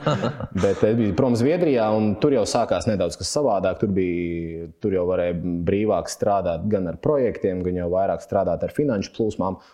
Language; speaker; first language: Latvian; native; Latvian